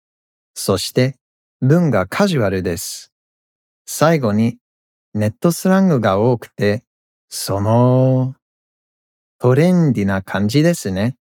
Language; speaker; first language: Japanese; non-native, fluent; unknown